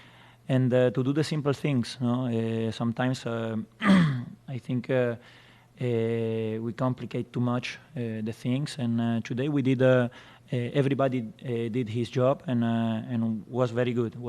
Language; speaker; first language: English; non-native, fluent; Spanish